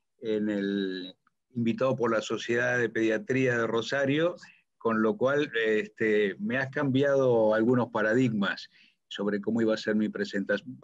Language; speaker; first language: Spanish; native; Spanish